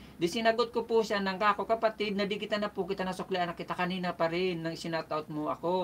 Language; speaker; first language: Filipino; non-native, local second language; Bikol